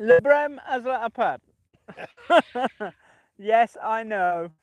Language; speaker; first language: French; non-native, learner; English